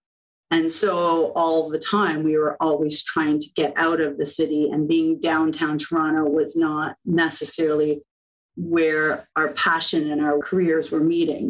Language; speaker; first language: English; native; English